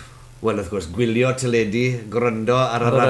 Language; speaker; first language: Welsh; native; Welsh